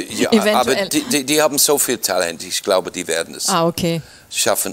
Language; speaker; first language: German; non-native, fluent; English